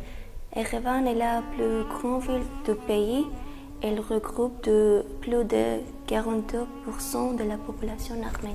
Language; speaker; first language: French; non-native, fluent; Armenian